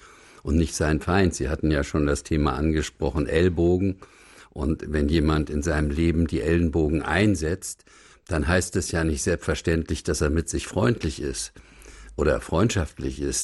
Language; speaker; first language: German; native; German